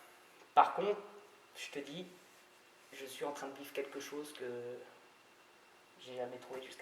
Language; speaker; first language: French; native; French